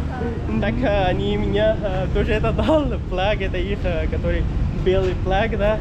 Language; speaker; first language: Russian; non-native, learner; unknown